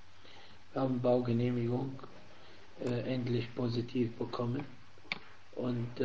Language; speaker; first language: German; non-native, fluent; Arabic